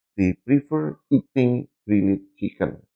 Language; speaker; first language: English; non-native, learner; Indonesian